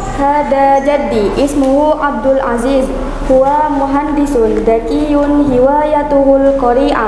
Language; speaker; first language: Arabic; non-native, learner; Indonesian